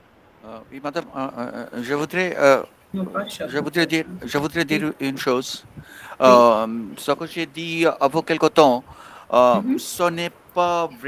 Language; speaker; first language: French; non-native, fluent; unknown